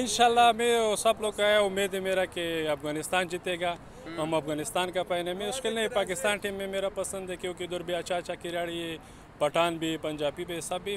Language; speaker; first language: Hindi; non-native, learner; Pashto